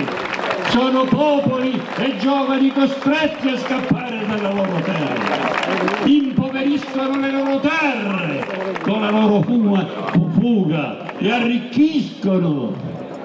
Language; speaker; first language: Italian; native; Italian